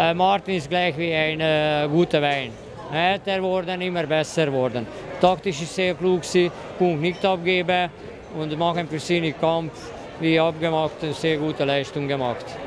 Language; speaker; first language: German; non-native, learner; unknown